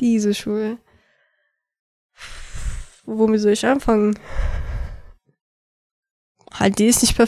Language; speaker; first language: German; early bilingual, other home language; Chechen